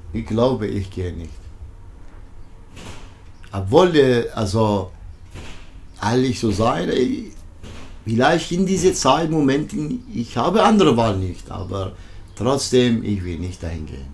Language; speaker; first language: German; non-native, learner; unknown